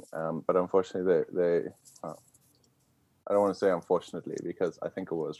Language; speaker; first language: English; native; English